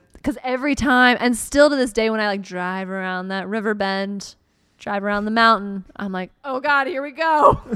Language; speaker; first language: English; native; English